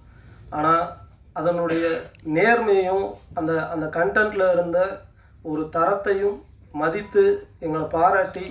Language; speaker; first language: Tamil; native; Tamil